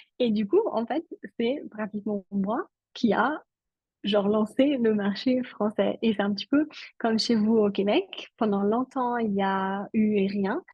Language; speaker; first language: French; non-native, local second language; Italian